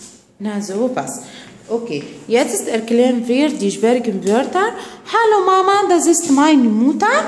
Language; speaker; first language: German; non-native, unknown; Arabic